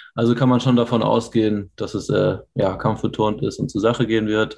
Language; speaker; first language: German; native; German